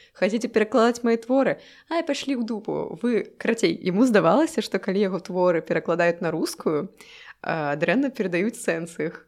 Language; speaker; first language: Belarusian; non-native, local second language; Russian